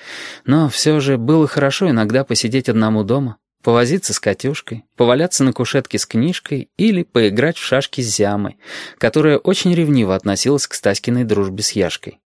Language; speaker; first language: Russian; native; Russian